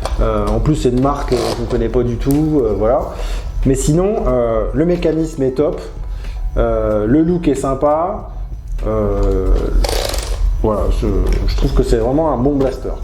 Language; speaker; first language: French; native; French